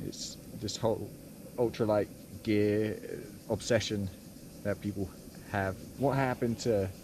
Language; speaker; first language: English; native; English